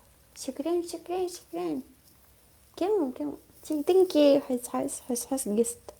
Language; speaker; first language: Arabic; non-native, learner; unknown